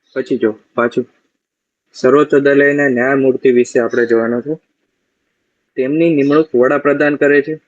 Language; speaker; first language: Gujarati; native; Gujarati